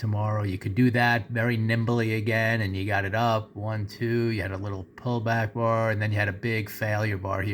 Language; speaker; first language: English; native; English